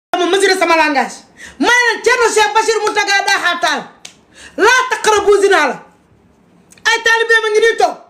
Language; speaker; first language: Wolof; non-native, local second language; Fula